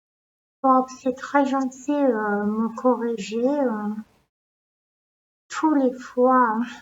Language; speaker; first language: French; non-native, learner; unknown